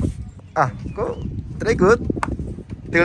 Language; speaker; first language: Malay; non-native, local second language; Javanese